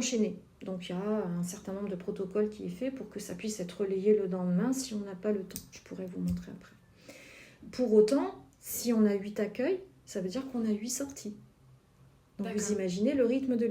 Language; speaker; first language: French; native; French